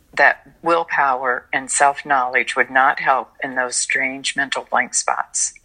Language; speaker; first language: English; native; English